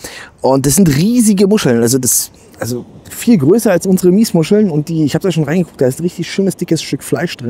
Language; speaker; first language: German; native; German